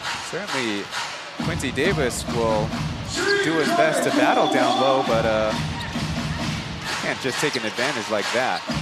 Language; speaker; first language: English; early bilingual, other home language; Chinese